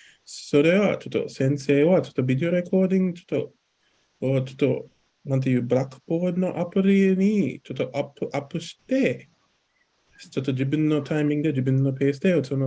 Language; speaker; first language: Japanese; non-native, learner; English